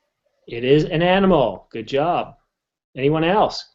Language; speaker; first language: English; native; English